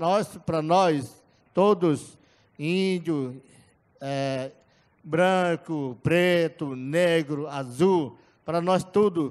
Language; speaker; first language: Portuguese; non-native, local second language; Yanomámi